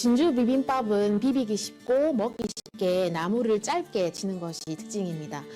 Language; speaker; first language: Korean; native; Korean